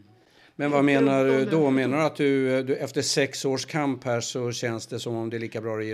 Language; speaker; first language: Swedish; native; Swedish